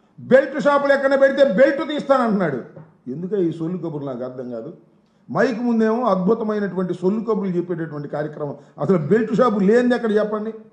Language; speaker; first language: Telugu; native; Telugu